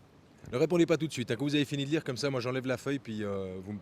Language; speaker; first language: French; native; French